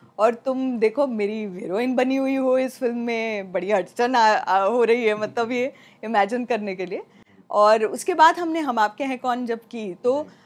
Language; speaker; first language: Hindi; non-native, local second language; Marathi